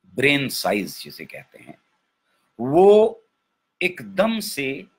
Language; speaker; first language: Hindi; native; Hindi